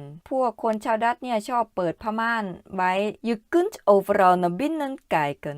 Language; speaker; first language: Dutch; non-native, learner; Thai